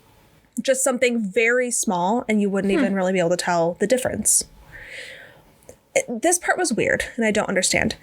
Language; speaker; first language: English; native; English